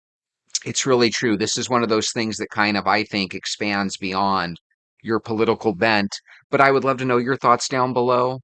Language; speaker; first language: English; native; English